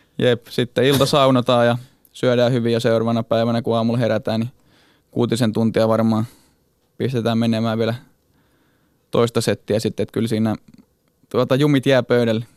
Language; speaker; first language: Finnish; native; Finnish